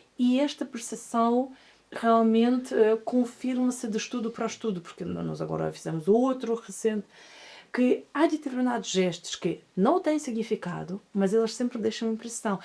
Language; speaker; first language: Portuguese; non-native, fluent; Russian